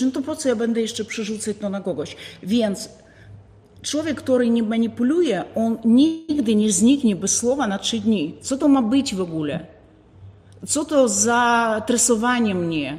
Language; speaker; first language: Polish; non-native, fluent; Ukrainian